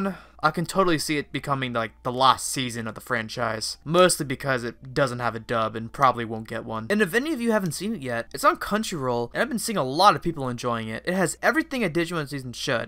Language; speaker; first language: English; native; English